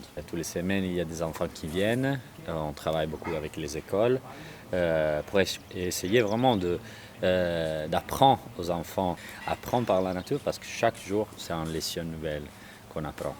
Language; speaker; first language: French; non-native, learner; Italian